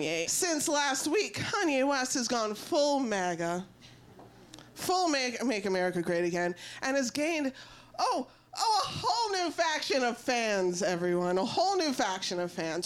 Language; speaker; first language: English; native; English